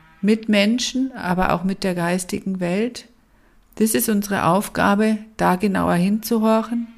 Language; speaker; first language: German; native; German